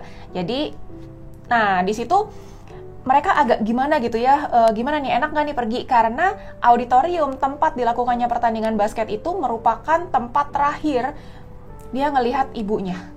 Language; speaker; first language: Indonesian; native; Indonesian